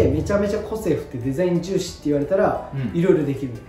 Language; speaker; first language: Japanese; native; Japanese